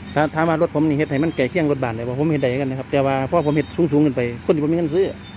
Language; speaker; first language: Thai; native; Thai